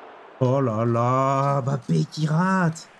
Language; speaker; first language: French; native; French